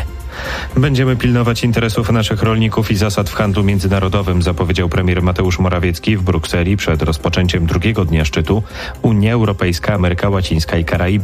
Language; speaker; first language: Polish; native; Polish